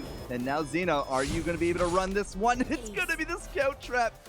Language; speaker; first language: English; native; English